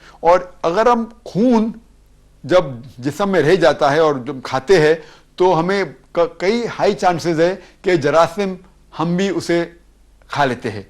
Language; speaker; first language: Urdu; non-native, local second language; Konkani